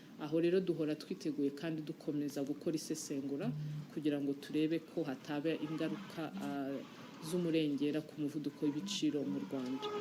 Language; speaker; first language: Kinyarwanda; native; Kinyarwanda